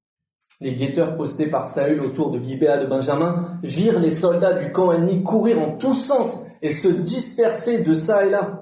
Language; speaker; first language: French; native; French